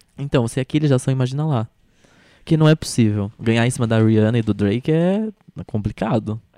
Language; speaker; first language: Portuguese; native; Portuguese